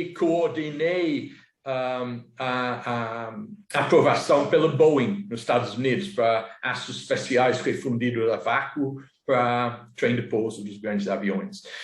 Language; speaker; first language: Portuguese; non-native, fluent; English